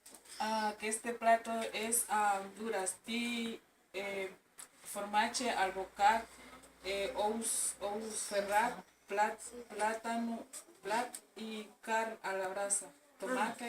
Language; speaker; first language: Catalan; non-native, learner; Spanish